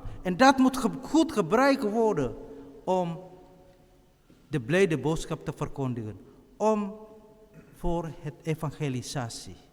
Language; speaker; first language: Dutch; non-native, fluent; Indonesian